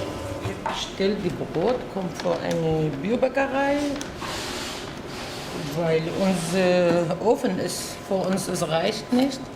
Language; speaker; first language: German; non-native, learner; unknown